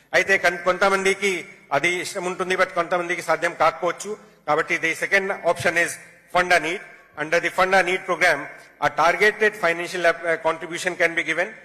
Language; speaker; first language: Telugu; non-native, local second language; Hindi